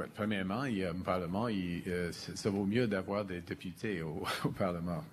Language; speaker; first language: French; non-native, fluent; English